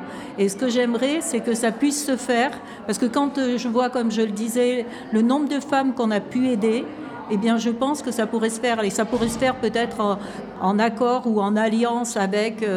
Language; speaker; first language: French; native; French